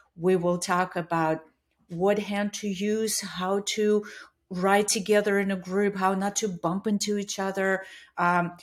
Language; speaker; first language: English; non-native, fluent; Russian